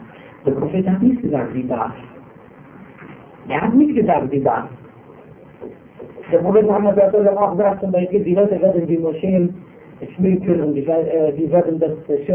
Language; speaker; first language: German; non-native, fluent; Arabic